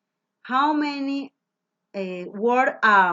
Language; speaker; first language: English; non-native, fluent; Spanish